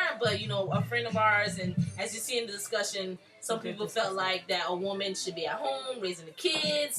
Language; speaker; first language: English; early bilingual, other home language; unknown